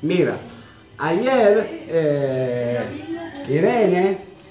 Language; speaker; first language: Spanish; non-native, learner; Italian